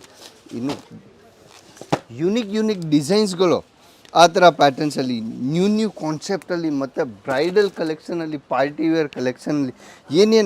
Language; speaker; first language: Kannada; non-native, fluent; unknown